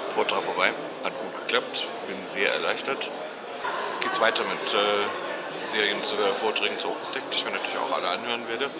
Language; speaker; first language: German; native; German